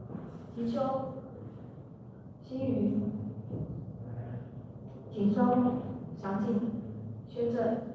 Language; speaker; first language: Chinese; native; Chinese